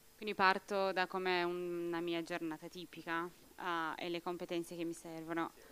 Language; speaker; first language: Italian; non-native, fluent; Portuguese